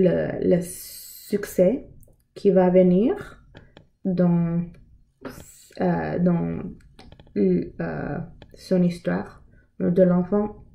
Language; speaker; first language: French; non-native, learner; English